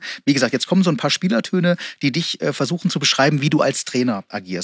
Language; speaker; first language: German; native; German